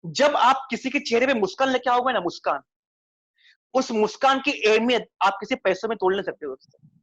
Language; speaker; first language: Hindi; non-native, local second language; Marathi